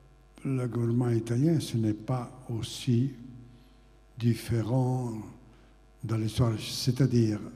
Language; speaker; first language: French; non-native, fluent; Italian